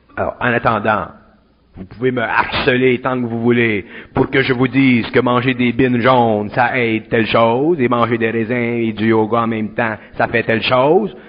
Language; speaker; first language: French; native; French